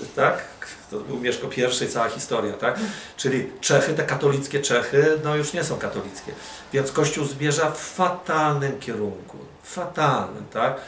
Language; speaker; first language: Polish; early bilingual, other home language; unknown